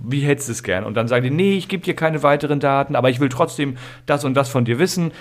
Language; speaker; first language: German; native; German